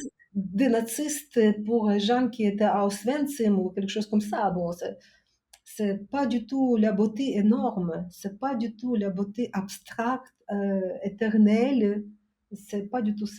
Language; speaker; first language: French; non-native, fluent; Ukrainian